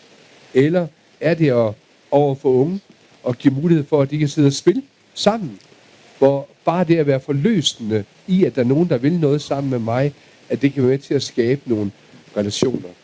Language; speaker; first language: Danish; native; Danish